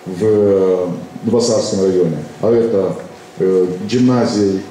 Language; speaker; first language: Russian; non-native, local second language; Romanian